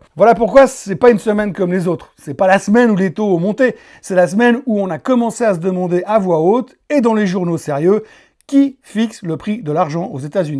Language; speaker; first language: French; native; French